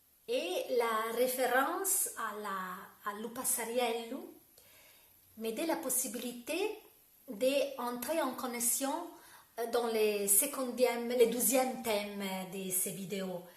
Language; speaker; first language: French; non-native, learner; Italian